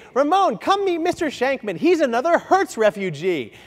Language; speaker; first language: English; native; English